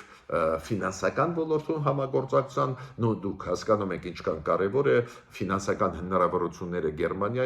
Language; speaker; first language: Armenian; native; Armenian